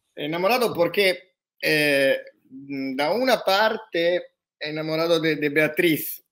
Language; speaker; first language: Spanish; non-native, learner; Italian